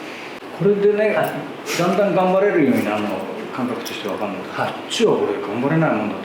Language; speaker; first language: Japanese; native; Japanese